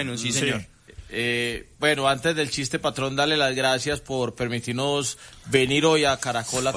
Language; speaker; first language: Spanish; native; Spanish